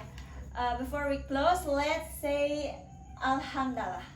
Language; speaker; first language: English; non-native, learner; Indonesian